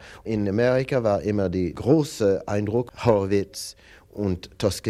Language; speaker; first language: German; non-native, learner; English